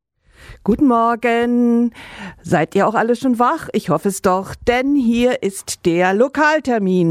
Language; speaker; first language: German; native; German